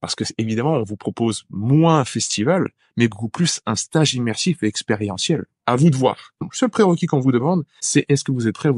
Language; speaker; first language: French; native; French